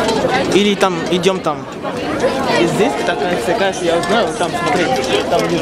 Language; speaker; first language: Russian; non-native, learner; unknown